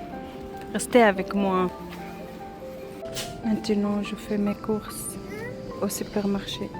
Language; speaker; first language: French; non-native, learner; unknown